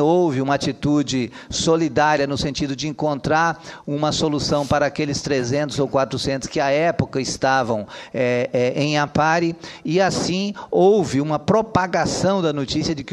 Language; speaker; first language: Portuguese; native; Portuguese